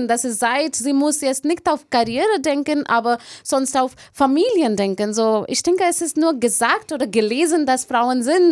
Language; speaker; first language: German; non-native, learner; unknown